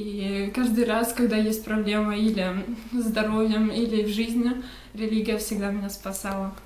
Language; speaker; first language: Russian; early bilingual, heritage; Russian